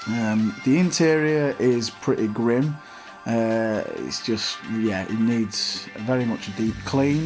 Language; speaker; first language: English; native; English